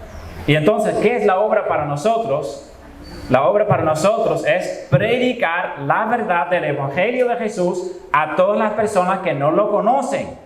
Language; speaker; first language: Spanish; non-native, fluent; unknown